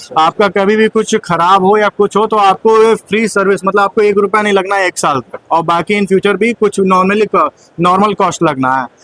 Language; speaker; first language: Hindi; native; Hindi